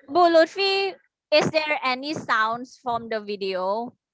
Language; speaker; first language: English; non-native, fluent; Thai